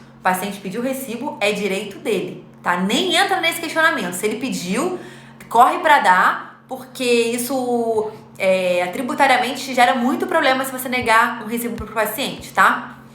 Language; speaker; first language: Portuguese; native; Portuguese